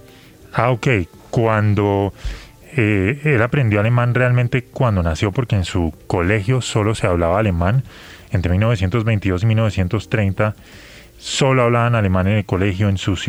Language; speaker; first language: Portuguese; non-native, learner; Spanish